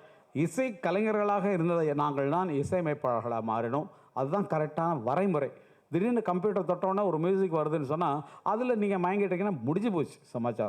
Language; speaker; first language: Tamil; native; Tamil